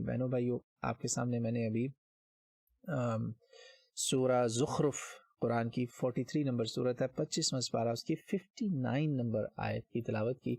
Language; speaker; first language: Urdu; native; Urdu